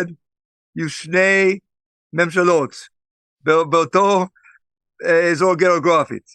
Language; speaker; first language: Hebrew; non-native, fluent; English